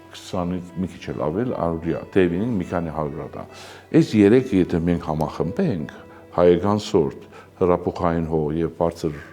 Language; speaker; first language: Armenian; early bilingual, heritage; Armenian